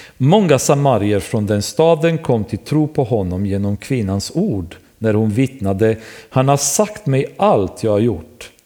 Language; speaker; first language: Swedish; non-native, fluent; Romanian